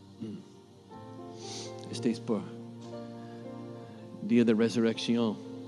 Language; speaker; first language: Spanish; non-native, learner; English